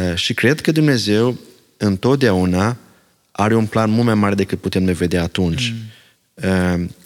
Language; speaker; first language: Romanian; non-native, local second language; Slovak